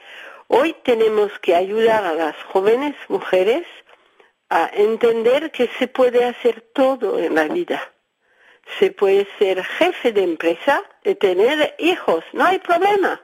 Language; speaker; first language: Spanish; early bilingual, heritage; Spanish